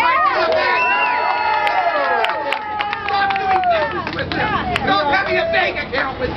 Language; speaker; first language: English; native; English